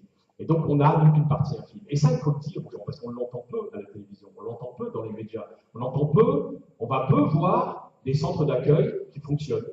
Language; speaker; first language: French; native; French